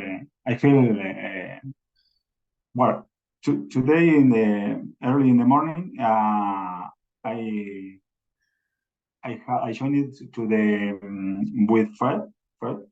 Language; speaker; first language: English; non-native, learner; Spanish